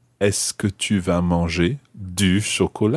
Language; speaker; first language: French; non-native, fluent; English